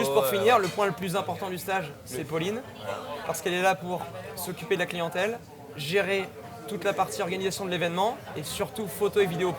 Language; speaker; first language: French; native; French